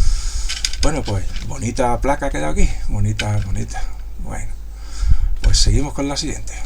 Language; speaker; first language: Spanish; native; Spanish